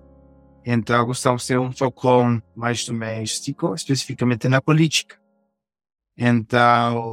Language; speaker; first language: Portuguese; non-native, fluent; Spanish